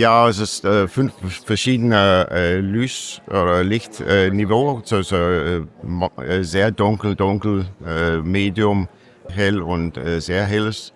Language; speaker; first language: German; non-native, learner; English